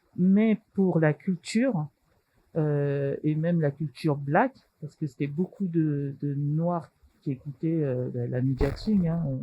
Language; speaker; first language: French; early bilingual, other home language; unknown